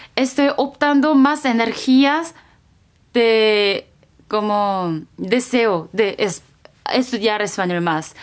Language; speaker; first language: Spanish; non-native, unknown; Korean